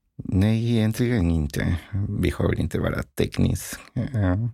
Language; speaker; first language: Swedish; non-native, learner; Spanish